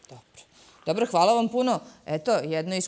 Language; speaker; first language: Serbian; native; Serbian